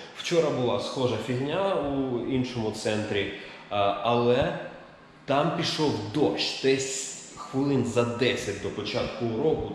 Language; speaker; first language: Ukrainian; native; Ukrainian